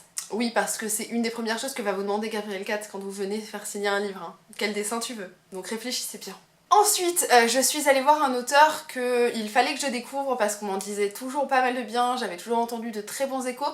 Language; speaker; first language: French; native; French